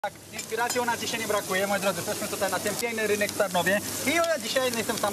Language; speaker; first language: Polish; non-native, fluent; French